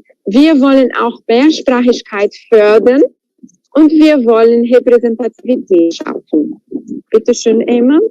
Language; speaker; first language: German; non-native, fluent; Portuguese